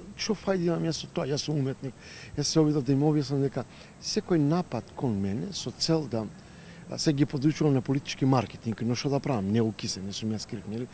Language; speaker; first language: Macedonian; native; Macedonian